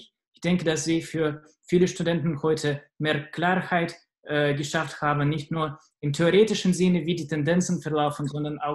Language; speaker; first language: German; non-native, fluent; Russian